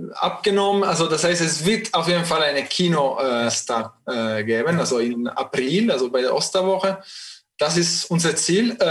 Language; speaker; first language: German; non-native, fluent; Italian